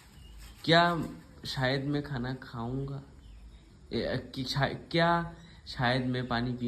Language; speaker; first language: Hindi; native; Hindi